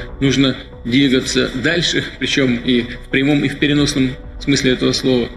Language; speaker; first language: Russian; native; Russian